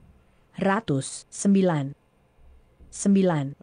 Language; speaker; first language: Indonesian; non-native, learner; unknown